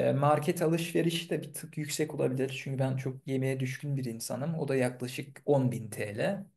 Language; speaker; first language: Turkish; early bilingual, heritage; Turkish